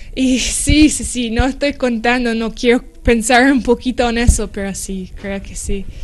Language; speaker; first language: Spanish; non-native, learner; English